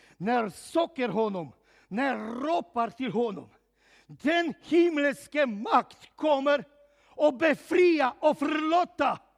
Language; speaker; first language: Swedish; non-native, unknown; Serbian